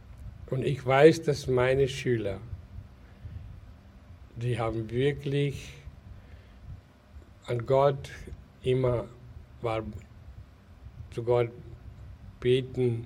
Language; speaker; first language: German; non-native, learner; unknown